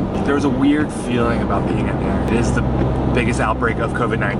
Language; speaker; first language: English; native; English